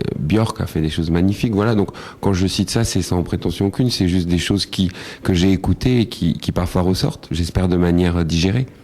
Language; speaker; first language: French; native; French